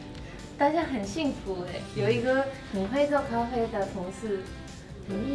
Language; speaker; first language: Chinese; non-native, fluent; Japanese